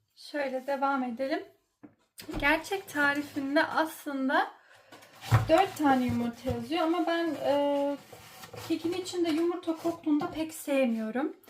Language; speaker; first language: Turkish; early bilingual, heritage; Turkish